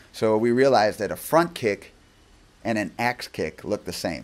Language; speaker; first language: English; early bilingual, other home language; Spanish